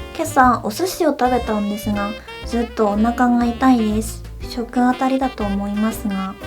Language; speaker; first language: Japanese; non-native, fluent; Korean